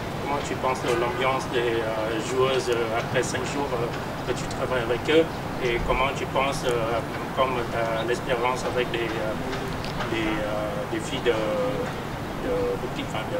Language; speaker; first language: French; non-native, learner; Vietnamese